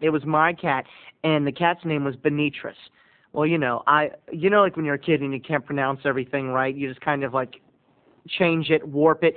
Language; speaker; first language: English; native; English